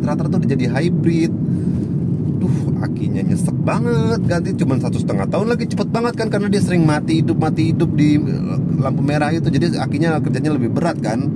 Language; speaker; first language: Indonesian; native; Indonesian